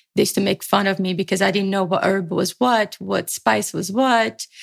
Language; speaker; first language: English; early bilingual, other home language; Portuguese